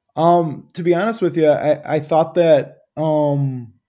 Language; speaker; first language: English; native; English